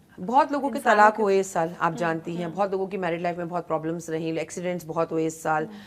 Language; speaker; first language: Hindi; native; Hindi